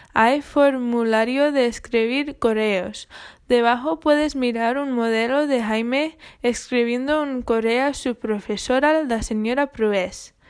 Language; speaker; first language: Spanish; non-native, fluent; English